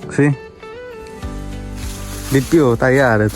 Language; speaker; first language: Italian; non-native, learner; Bangla